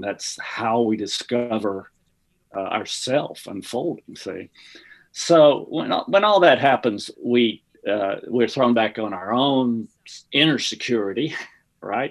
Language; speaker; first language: English; native; English